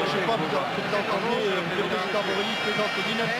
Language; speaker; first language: French; native; French